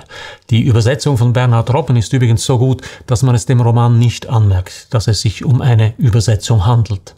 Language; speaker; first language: German; native; German